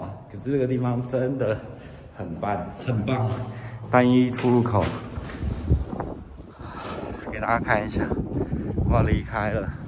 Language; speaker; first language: Chinese; native; Chinese